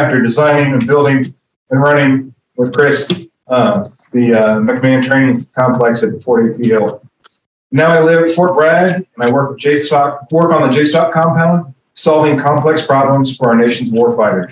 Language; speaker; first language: English; native; English